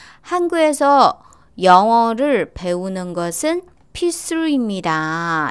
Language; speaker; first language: Korean; non-native, learner; Chinese